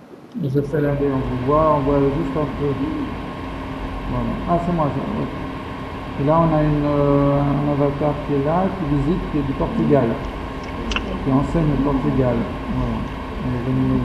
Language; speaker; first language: French; native; French